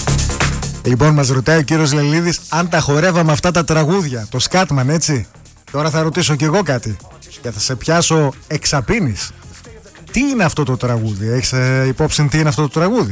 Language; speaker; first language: Greek; native; Greek